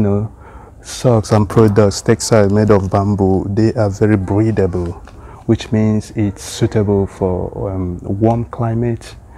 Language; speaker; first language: English; non-native, local second language; Igbo